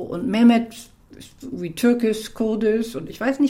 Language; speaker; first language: German; native; German